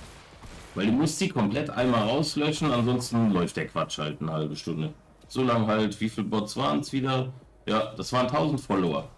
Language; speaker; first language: German; native; German